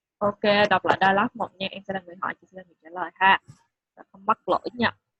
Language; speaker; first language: Vietnamese; native; Vietnamese